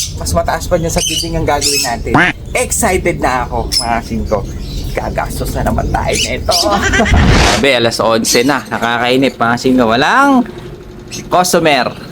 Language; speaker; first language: Filipino; native; Filipino